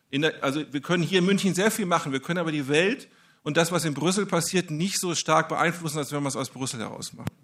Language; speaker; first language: German; native; German